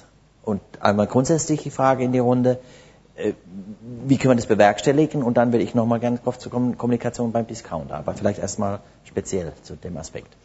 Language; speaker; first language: German; native; German